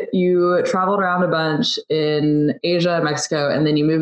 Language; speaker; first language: English; native; English